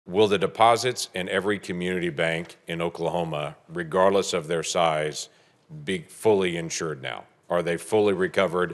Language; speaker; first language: English; native; English